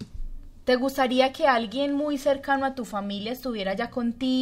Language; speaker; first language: Spanish; native; Spanish